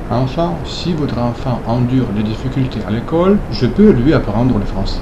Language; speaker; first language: French; non-native, fluent; Russian